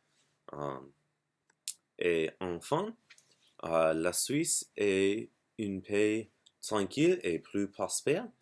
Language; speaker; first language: French; non-native, learner; English